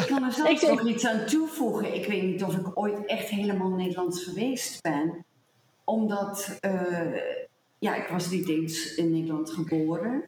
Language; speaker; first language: Dutch; early bilingual, heritage; Dutch